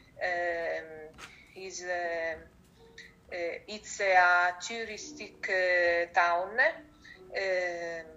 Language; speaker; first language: English; non-native, learner; Italian